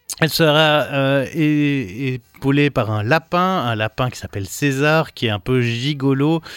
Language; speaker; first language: French; native; French